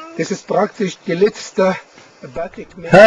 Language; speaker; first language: German; non-native, fluent; Arabic